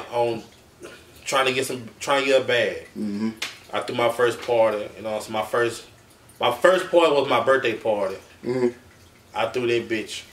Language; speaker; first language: English; native; English